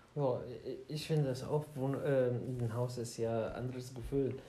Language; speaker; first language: German; non-native, learner; Arabic